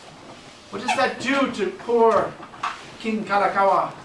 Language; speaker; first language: English; native; English